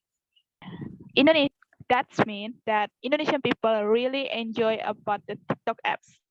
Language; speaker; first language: English; non-native, learner; Indonesian